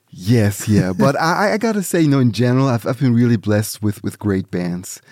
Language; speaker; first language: English; early bilingual, other home language; Swiss German